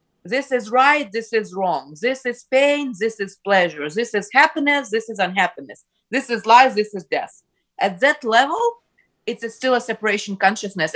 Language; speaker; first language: English; non-native, fluent; Ukrainian